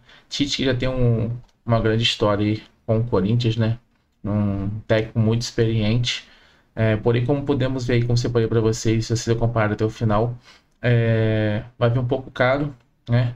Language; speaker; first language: Portuguese; native; Portuguese